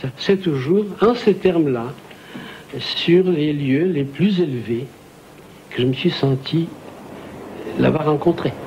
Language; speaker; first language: French; native; French